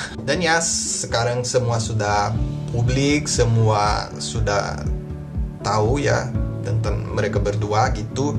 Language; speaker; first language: Indonesian; non-native, fluent; Portuguese